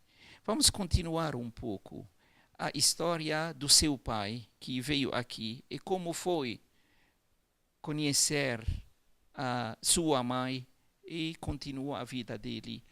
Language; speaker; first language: Portuguese; non-native, fluent; Arabic